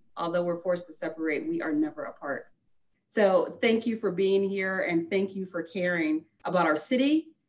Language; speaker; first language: English; native; English